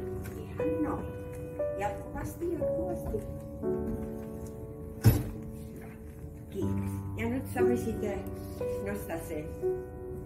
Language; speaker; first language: Finnish; non-native, fluent; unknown